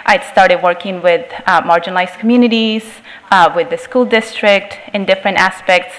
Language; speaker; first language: English; native; English